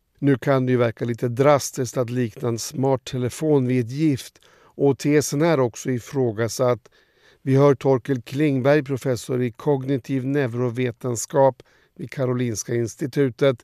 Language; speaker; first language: Swedish; native; Swedish